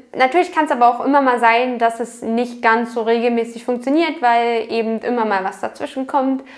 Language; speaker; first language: German; native; German